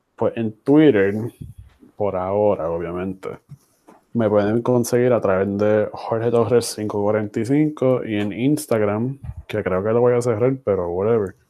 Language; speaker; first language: Spanish; early bilingual, heritage; Spanish